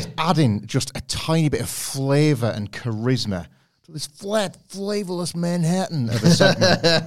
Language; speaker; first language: English; native; English